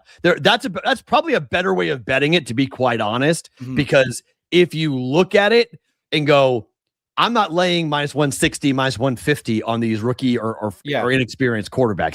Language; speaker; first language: English; native; English